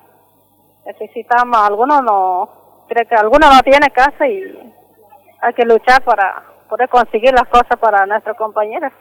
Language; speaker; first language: Spanish; non-native, local second language; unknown